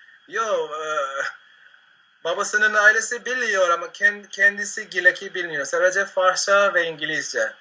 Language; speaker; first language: Turkish; non-native, learner; Spanish